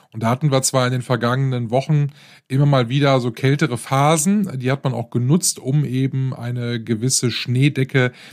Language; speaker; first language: German; native; German